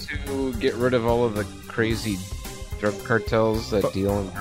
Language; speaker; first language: English; native; English